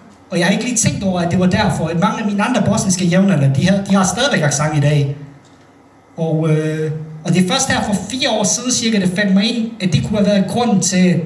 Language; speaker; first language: Danish; non-native, fluent; Bosnian